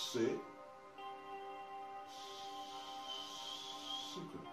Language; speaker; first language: French; non-native, learner; English